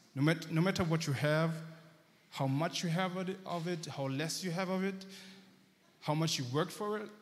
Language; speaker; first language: English; early bilingual, heritage; German